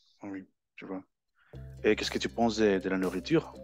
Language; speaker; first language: French; non-native, learner; Spanish